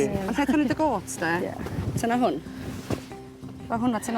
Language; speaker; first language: Welsh; native; Welsh